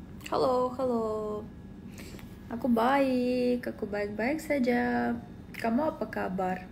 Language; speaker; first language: Indonesian; non-native, learner; Russian